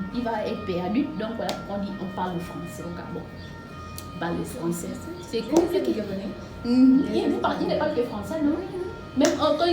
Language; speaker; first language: French; non-native, local second language; Fang